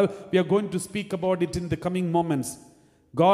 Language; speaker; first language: English; non-native, local second language; Malayalam